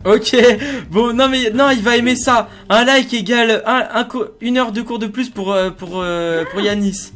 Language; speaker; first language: French; native; French